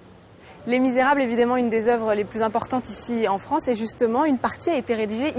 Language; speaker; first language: French; native; French